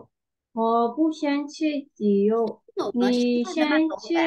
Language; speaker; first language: Chinese; non-native, learner; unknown